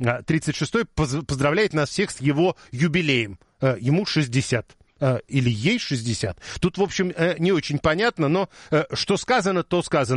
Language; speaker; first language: Russian; native; Russian